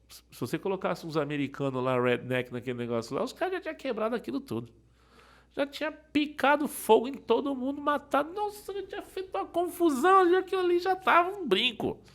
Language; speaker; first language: Portuguese; native; Portuguese